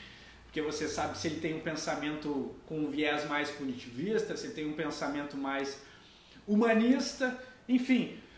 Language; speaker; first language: Portuguese; native; Portuguese